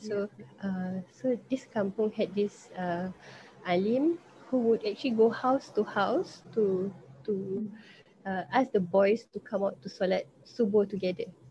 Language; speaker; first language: English; non-native, local second language; Malay